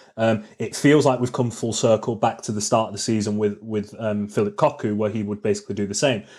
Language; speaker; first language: English; native; English